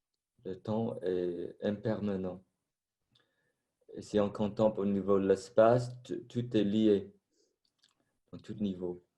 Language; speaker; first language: French; non-native, fluent; Vietnamese